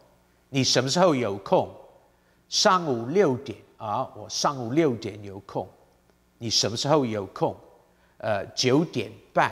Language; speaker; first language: Chinese; non-native, fluent; English